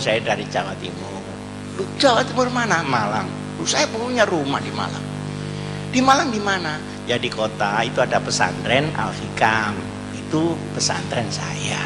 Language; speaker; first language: Indonesian; non-native, local second language; Javanese